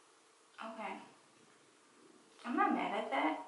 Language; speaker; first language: English; native; English